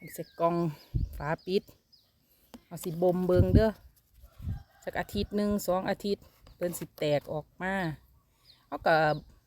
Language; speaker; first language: Thai; native; Thai